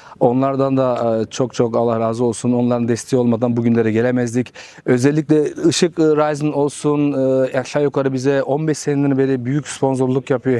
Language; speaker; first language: Turkish; early bilingual, heritage; Turkish